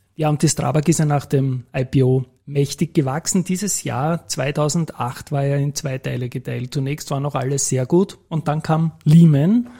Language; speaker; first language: German; native; German